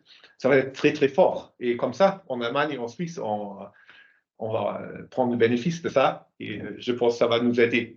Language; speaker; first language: French; non-native, fluent; German